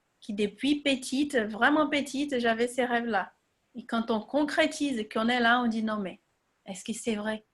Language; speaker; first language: French; non-native, fluent; Portuguese